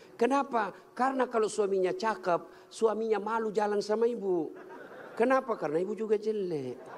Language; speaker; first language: Indonesian; native; Indonesian